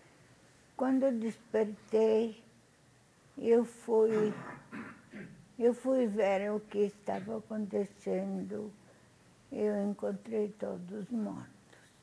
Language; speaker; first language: Portuguese; non-native, fluent; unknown